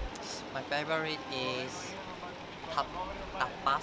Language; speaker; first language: English; non-native, learner; Korean